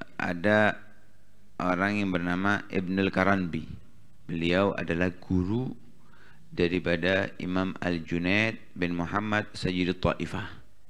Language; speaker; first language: Indonesian; non-native, local second language; Javanese